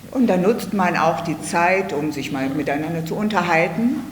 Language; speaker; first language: German; native; German